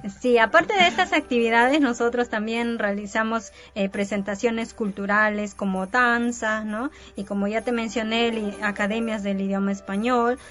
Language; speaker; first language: Spanish; native; Spanish